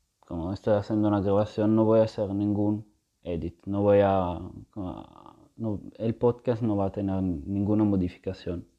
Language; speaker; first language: Spanish; non-native, fluent; Italian